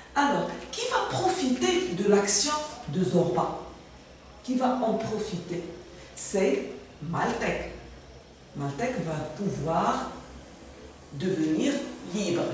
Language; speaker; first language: French; non-native, local second language; Arabic